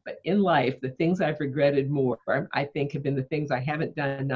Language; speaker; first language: English; native; English